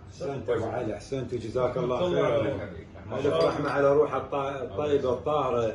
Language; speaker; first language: Arabic; native; Arabic